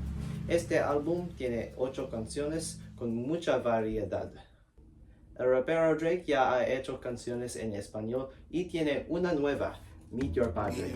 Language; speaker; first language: Spanish; non-native, learner; English